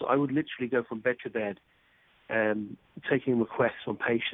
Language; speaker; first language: English; native; English